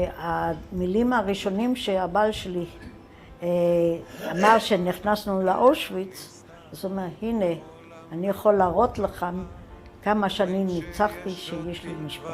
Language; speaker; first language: Hebrew; non-native, fluent; German